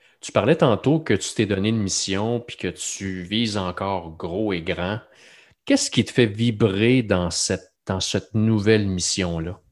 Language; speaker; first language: French; native; French